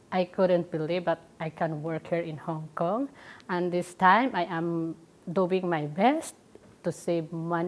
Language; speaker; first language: English; non-native, local second language; Waray